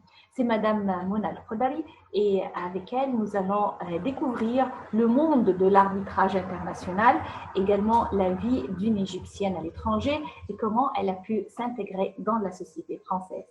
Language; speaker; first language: French; non-native, fluent; Arabic